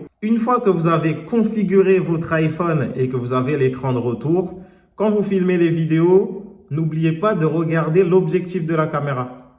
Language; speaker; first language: French; native; French